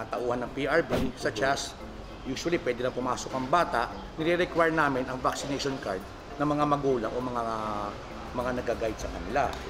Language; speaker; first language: Filipino; native; Filipino